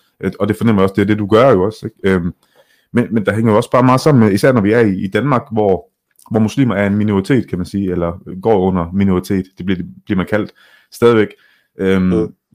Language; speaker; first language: Danish; early bilingual, other home language; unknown